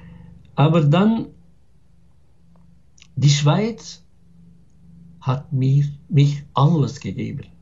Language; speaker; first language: German; non-native, fluent; Arabic